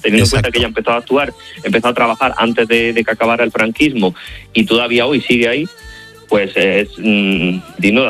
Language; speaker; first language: Spanish; native; Spanish